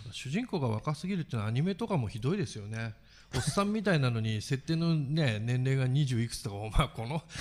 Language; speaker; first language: Japanese; native; Japanese